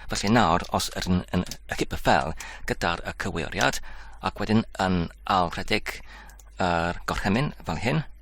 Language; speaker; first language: Welsh; non-native, local second language; English